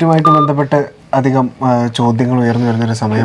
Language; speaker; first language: Malayalam; native; Malayalam